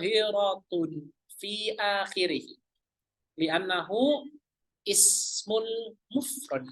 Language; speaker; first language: Arabic; non-native, fluent; Indonesian